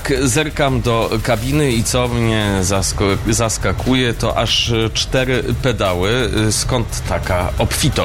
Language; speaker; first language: Polish; native; Polish